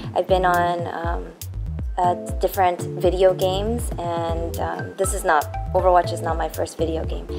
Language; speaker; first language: English; early bilingual, other home language; Korean